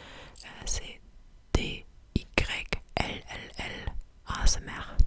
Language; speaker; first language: French; non-native, fluent; English